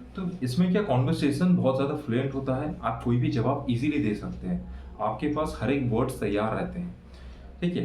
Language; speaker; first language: Hindi; non-native, local second language; Santali